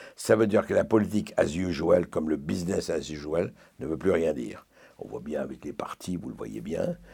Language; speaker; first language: French; native; French